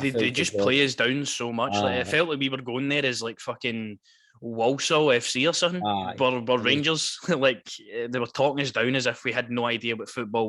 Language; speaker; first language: English; native; English